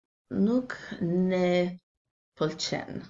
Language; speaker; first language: Albanian; non-native, learner; English